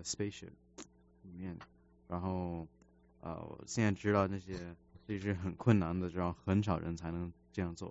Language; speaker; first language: Chinese; early bilingual, heritage; Chinese